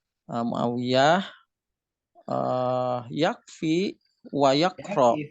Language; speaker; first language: Arabic; non-native, learner; Indonesian